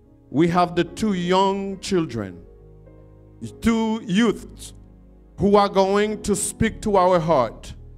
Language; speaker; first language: English; non-native, fluent; Haitian Creole